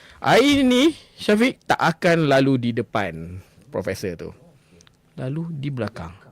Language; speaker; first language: Malay; native; Malay